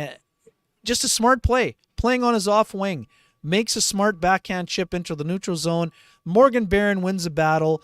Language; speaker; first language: English; native; English